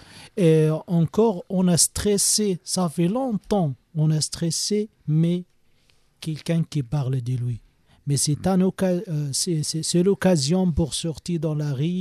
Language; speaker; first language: French; non-native, learner; Arabic